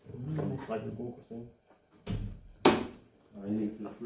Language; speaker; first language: English; non-native, fluent; Dutch